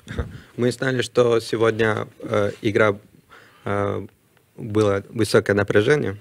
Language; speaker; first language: Russian; non-native, learner; Spanish